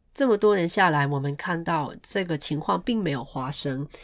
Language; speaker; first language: Chinese; non-native, local second language; Cantonese